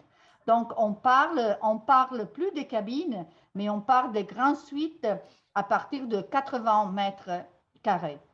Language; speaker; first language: French; non-native, fluent; Italian